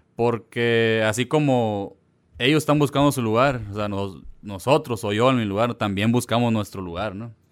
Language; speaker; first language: Spanish; early bilingual, heritage; Spanish